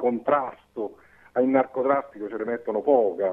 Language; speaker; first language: Italian; native; Italian